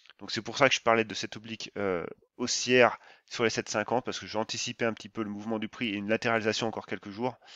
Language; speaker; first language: French; native; French